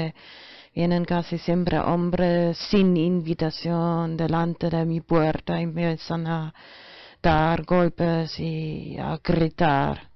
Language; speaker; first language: Spanish; non-native, fluent; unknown